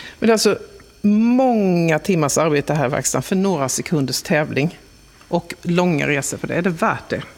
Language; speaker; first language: Swedish; native; Swedish